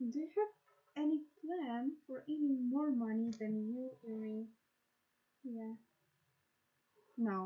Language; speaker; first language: English; non-native, learner; Russian